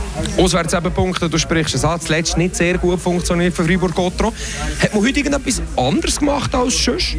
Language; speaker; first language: German; native; German